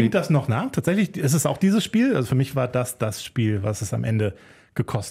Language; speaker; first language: German; native; German